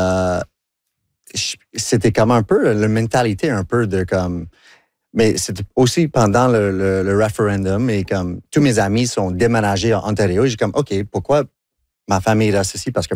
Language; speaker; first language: French; non-native, local second language; English